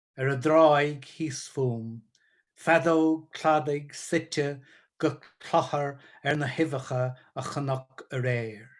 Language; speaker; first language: Irish; native; Irish